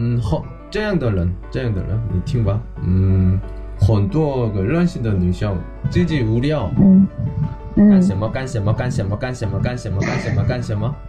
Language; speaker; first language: Chinese; non-native, learner; Korean